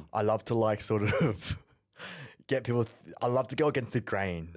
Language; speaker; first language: English; early bilingual, other home language; Malay